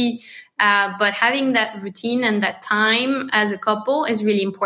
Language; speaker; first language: English; non-native, fluent; French